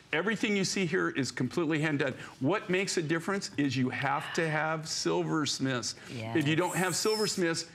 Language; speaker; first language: English; native; English